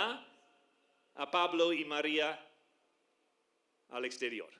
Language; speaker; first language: Spanish; non-native, fluent; English